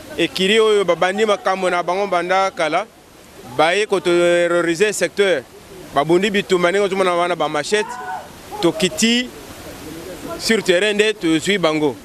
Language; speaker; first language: Lingala; native; Lingala